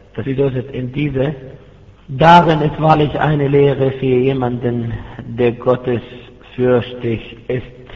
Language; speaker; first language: German; non-native, fluent; Arabic